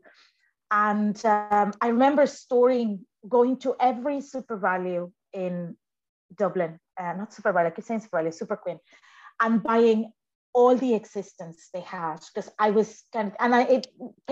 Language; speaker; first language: English; non-native, fluent; Spanish